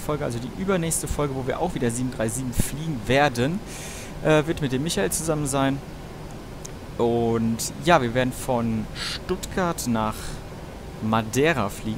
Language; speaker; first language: German; native; German